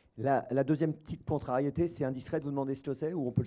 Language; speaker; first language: French; native; French